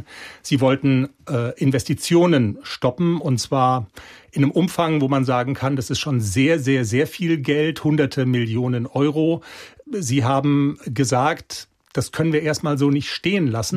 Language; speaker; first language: German; native; German